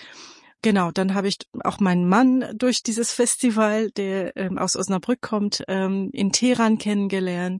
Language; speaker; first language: German; non-native, fluent; Persian